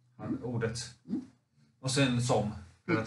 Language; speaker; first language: Swedish; non-native, fluent; Finnish